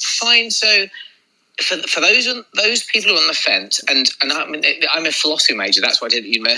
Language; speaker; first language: English; native; English